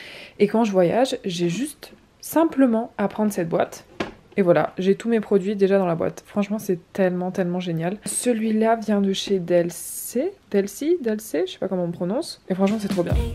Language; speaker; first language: French; native; French